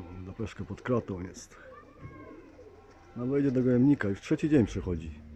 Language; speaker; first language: Polish; native; Polish